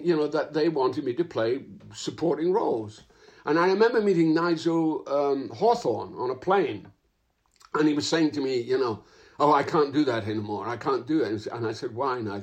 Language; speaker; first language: English; native; English